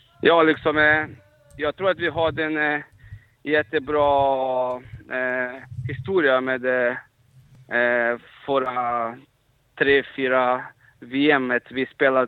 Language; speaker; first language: Swedish; non-native, fluent; Portuguese